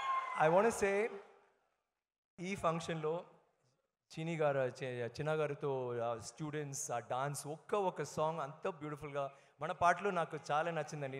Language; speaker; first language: Telugu; non-native, learner; Tamil